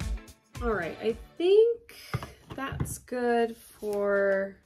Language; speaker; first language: English; native; English